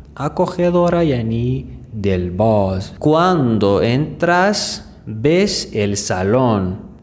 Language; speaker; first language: Spanish; non-native, fluent; Persian